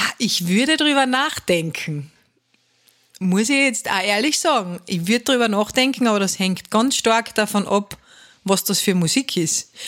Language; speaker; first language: German; native; German